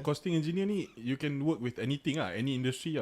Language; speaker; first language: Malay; native; Malay